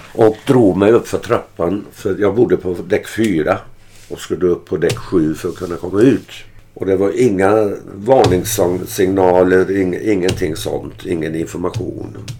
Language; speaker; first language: Swedish; early bilingual, other home language; German